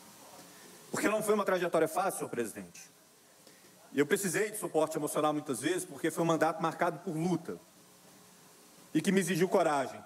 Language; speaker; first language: Portuguese; native; Portuguese